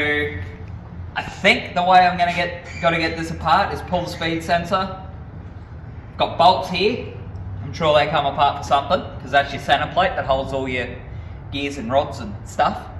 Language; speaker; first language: English; native; English